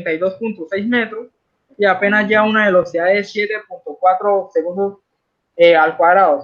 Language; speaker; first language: Spanish; native; Spanish